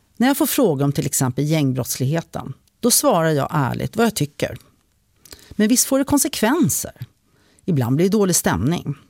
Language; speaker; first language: Swedish; early bilingual, other home language; French